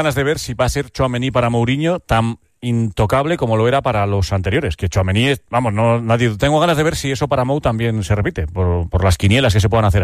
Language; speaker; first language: Spanish; native; Spanish